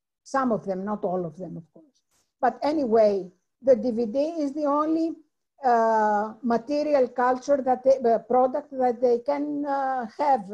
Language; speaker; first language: English; non-native, fluent; Greek